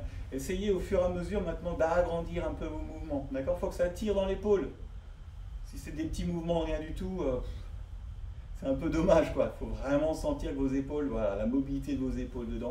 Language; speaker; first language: French; native; French